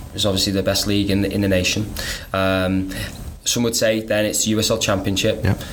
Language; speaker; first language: English; native; English